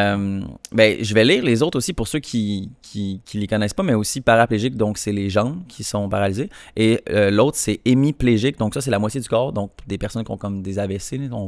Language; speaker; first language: French; native; French